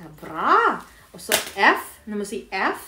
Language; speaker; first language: Norwegian; non-native, learner; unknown